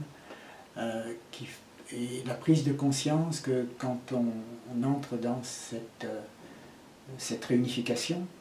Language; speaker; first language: French; native; French